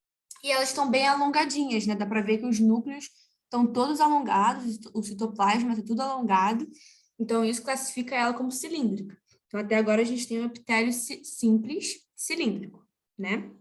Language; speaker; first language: Portuguese; native; Portuguese